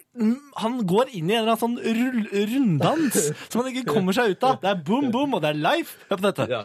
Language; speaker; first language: Norwegian; native; Norwegian